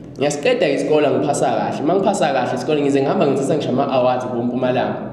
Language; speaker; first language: Zulu; non-native, local second language; Swati